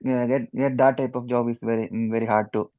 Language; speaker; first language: English; non-native, learner; Malayalam